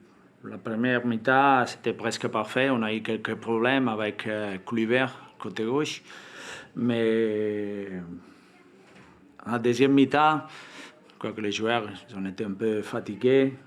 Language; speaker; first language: French; non-native, fluent; Spanish